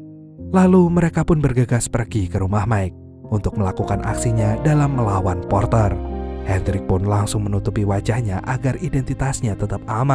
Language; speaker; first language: Indonesian; native; Indonesian